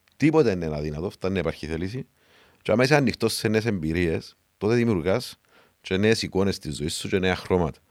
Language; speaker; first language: Greek; native; Greek